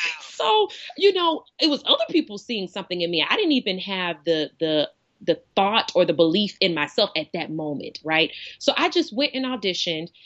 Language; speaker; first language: English; native; English